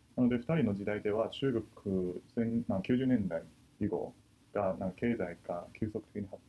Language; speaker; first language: Japanese; non-native, fluent; Chinese